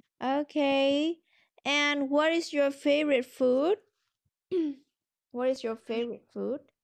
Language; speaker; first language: English; non-native, learner; Vietnamese